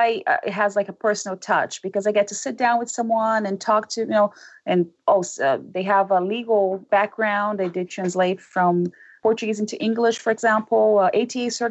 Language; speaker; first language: English; non-native, fluent; Portuguese